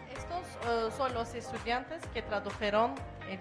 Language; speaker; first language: Spanish; non-native, fluent; Azerbaijani